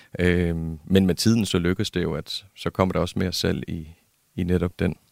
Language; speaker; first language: Danish; native; Danish